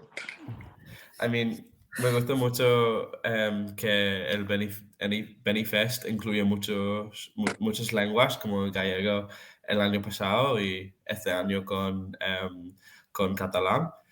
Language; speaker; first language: Spanish; non-native, fluent; Serbian